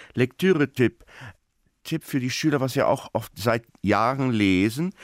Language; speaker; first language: German; non-native, fluent; Portuguese